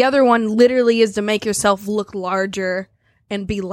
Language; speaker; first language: English; native; English